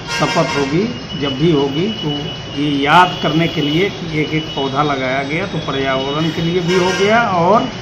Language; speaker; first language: Hindi; native; Hindi